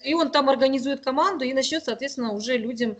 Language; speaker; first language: Russian; native; Russian